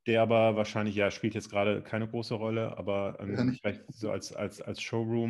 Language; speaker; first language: German; native; German